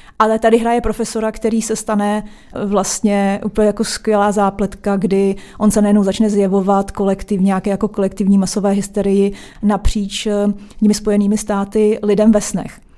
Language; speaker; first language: Czech; native; Czech